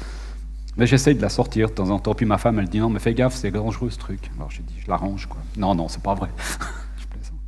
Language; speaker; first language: French; native; French